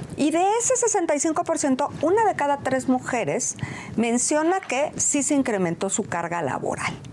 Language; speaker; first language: Spanish; native; Spanish